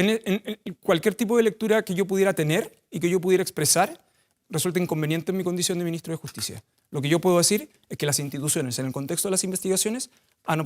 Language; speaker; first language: Spanish; native; Spanish